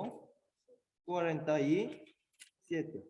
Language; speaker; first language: Spanish; non-native, learner; Korean